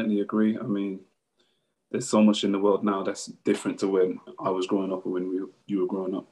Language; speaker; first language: English; native; English